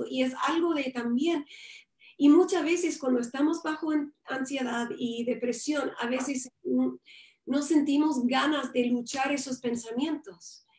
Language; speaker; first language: Spanish; non-native, fluent; English